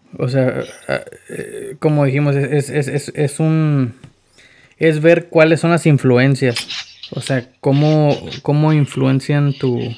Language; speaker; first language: Spanish; native; Spanish